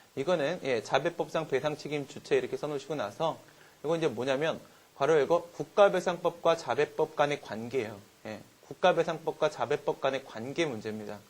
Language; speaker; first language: Korean; native; Korean